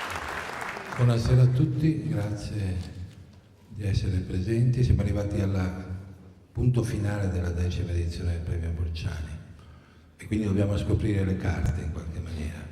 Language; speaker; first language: Italian; native; Italian